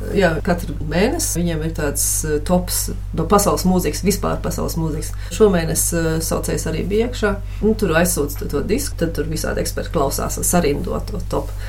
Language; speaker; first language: Latvian; early bilingual, heritage; Latvian